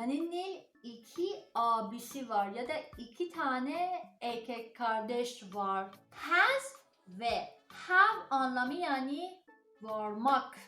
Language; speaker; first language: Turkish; non-native, learner; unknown